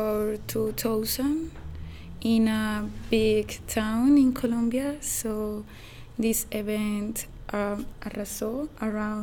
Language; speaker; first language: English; non-native, learner; Spanish